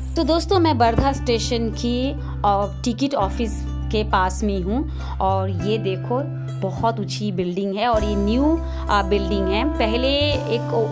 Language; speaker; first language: Hindi; non-native, local second language; Marathi